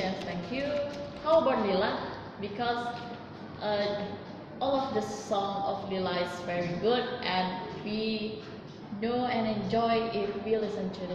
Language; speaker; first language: English; non-native, learner; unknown